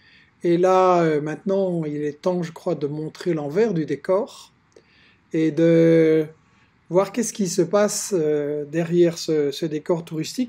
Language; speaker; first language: French; native; French